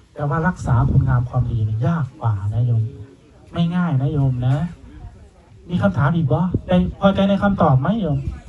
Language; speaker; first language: Thai; native; Thai